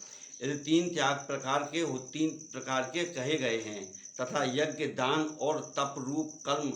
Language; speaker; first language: Hindi; native; Hindi